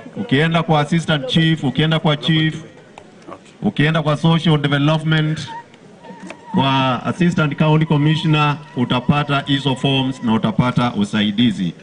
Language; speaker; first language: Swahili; non-native, local second language; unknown